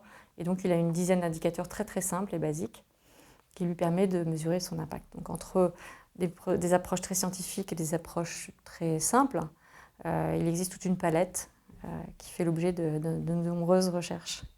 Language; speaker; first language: French; native; French